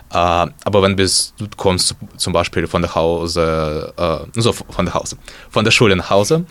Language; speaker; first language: German; non-native, learner; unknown